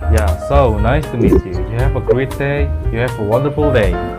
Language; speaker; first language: English; non-native, fluent; Indonesian